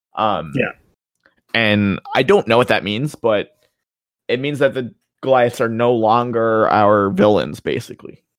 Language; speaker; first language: English; native; English